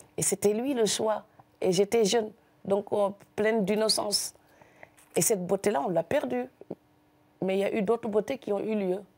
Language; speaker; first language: French; non-native, local second language; Serer